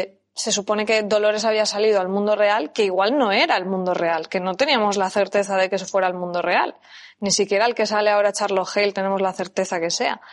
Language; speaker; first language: Spanish; native; Spanish